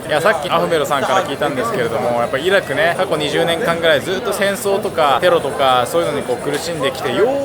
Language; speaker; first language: Japanese; native; Japanese